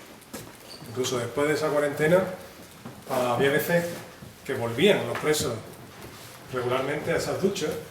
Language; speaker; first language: Spanish; native; Spanish